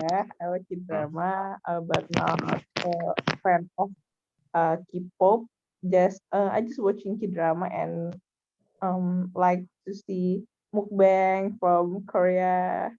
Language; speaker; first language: English; non-native, learner; Indonesian